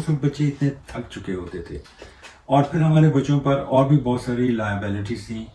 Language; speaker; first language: Urdu; non-native, local second language; Punjabi